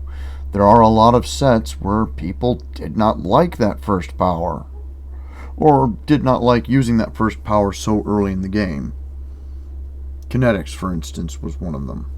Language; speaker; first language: English; native; English